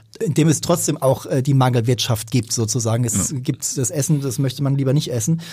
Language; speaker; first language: German; native; German